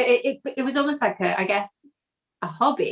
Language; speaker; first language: English; native; English